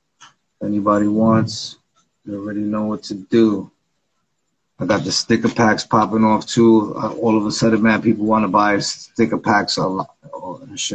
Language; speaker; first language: English; native; English